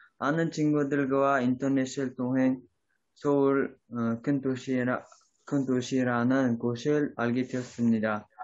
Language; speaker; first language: Korean; non-native, learner; Uzbek